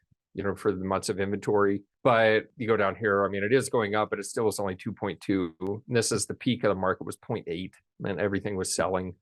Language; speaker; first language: English; native; English